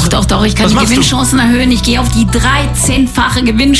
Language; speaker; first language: German; native; German